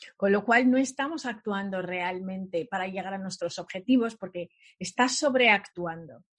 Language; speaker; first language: Spanish; early bilingual, other home language; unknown